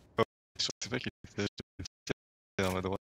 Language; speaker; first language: French; native; French